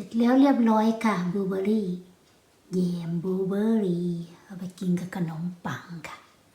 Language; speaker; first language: Thai; non-native, local second language; Northeastern Thai